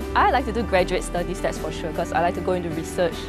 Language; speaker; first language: English; non-native, local second language; Chinese